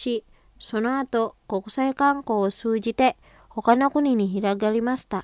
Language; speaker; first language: Japanese; non-native, fluent; Indonesian